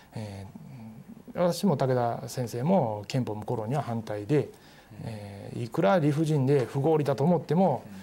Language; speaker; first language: Japanese; native; Japanese